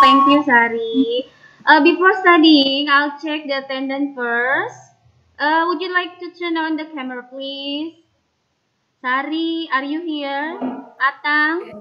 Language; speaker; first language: English; non-native, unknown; Indonesian